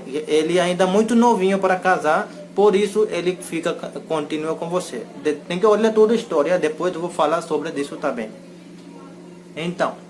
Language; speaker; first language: Portuguese; non-native, learner; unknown